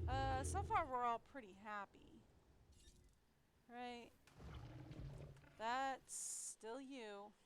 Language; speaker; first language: English; native; English